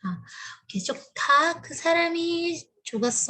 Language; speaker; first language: Korean; non-native, learner; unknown